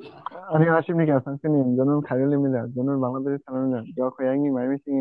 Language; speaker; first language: Korean; non-native, learner; Bangla